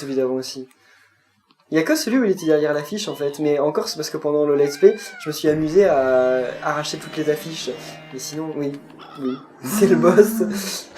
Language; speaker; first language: French; native; French